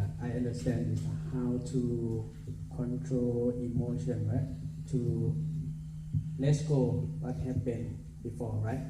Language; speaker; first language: English; non-native, learner; Thai